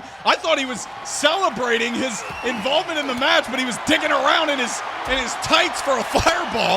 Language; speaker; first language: English; native; English